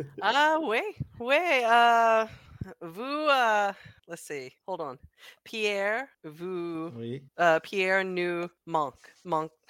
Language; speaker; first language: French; non-native, learner; English